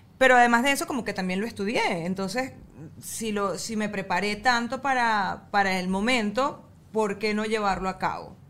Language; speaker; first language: Spanish; native; Spanish